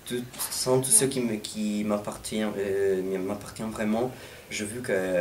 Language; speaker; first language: French; non-native, fluent; Italian